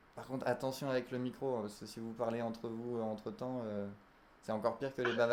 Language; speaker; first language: French; native; French